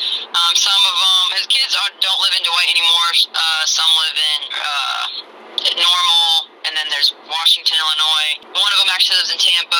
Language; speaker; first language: English; native; English